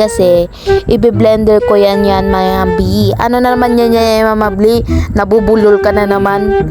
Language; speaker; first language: Filipino; non-native, local second language; Cebuano